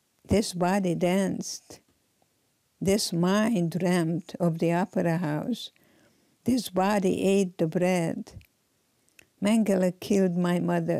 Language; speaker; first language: English; non-native, fluent; Hungarian